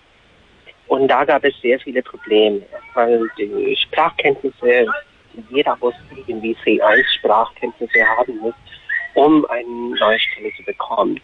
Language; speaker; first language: German; non-native, fluent; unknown